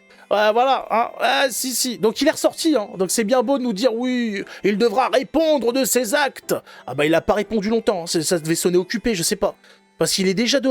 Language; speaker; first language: French; native; French